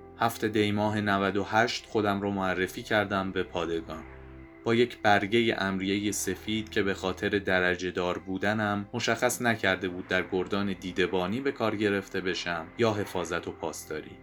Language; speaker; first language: Persian; native; Persian